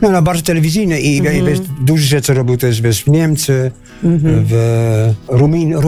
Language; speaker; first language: Polish; non-native, learner; Dutch